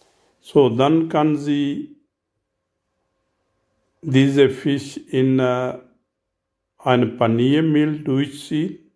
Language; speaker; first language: German; non-native, learner; Urdu